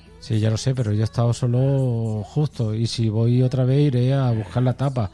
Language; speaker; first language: Spanish; native; Spanish